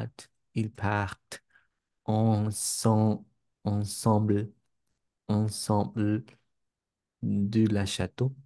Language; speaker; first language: French; non-native, learner; English